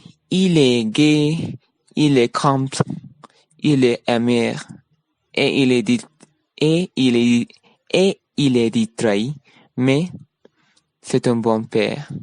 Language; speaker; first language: French; non-native, learner; Spanish